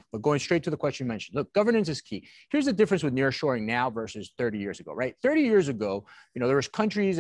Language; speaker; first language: English; native; English